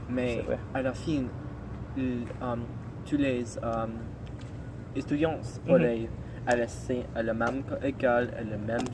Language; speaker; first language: French; non-native, learner; English